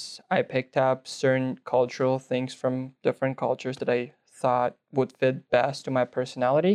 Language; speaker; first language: English; non-native, fluent; Russian